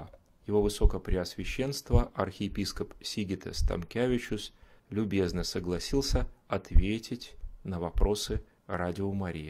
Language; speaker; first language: Russian; native; Russian